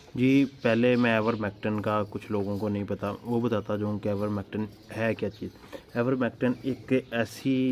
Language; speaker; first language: Urdu; non-native, local second language; Punjabi